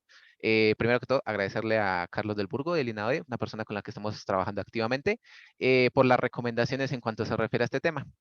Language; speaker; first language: Spanish; native; Spanish